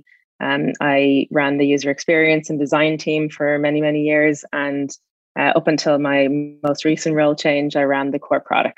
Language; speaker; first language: English; native; English